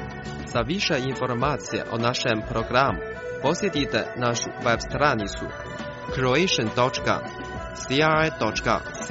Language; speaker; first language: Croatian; non-native, fluent; Chinese